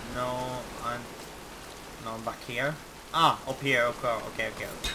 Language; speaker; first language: English; non-native, fluent; Norwegian